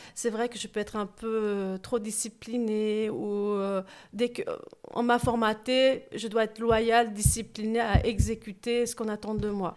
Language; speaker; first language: French; early bilingual, other home language; Turkish